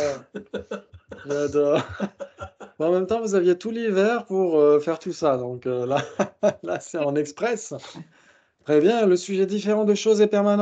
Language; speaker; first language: French; native; French